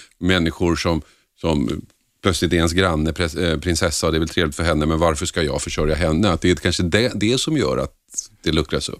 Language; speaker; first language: Swedish; native; Swedish